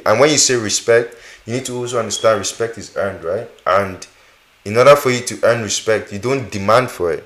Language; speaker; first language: English; non-native, local second language; Hausa